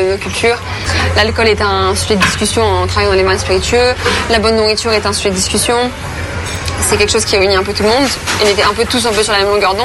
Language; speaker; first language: French; native; French